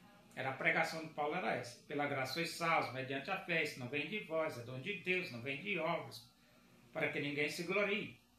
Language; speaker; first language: Portuguese; native; Portuguese